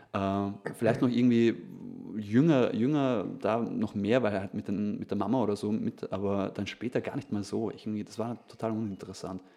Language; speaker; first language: German; native; German